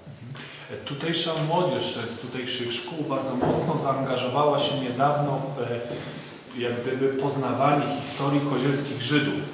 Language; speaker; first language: Polish; native; Polish